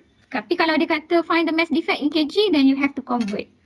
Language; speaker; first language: English; non-native, local second language; Malay